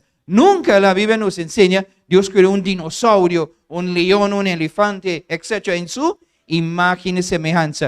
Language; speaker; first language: Spanish; non-native, fluent; English